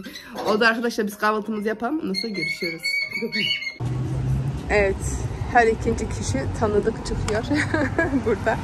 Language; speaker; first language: Turkish; early bilingual, heritage; Turkish